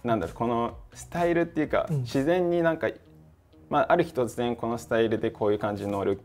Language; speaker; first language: Japanese; early bilingual, heritage; English